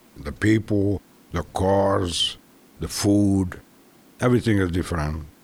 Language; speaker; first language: English; non-native, learner; Hungarian